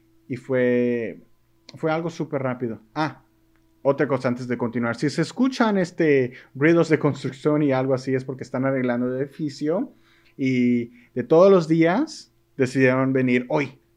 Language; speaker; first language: Spanish; early bilingual, heritage; Spanish